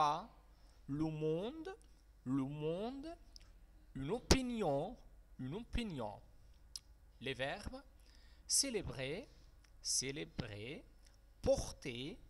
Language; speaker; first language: French; non-native, fluent; Arabic